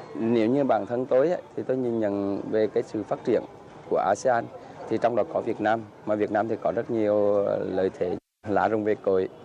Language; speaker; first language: Vietnamese; native; Vietnamese